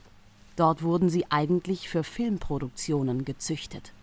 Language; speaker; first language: German; native; German